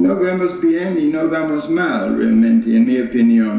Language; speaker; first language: Spanish; non-native, fluent; English